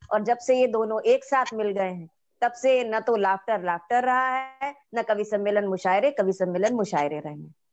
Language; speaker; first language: Hindi; non-native, local second language; Marathi